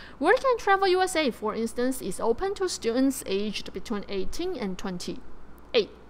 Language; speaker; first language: English; non-native, fluent; Chinese